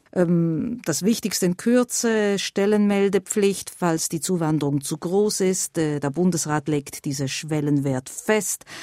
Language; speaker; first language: German; native; German